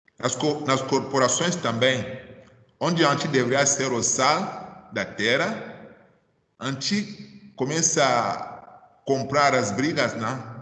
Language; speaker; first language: Portuguese; non-native, fluent; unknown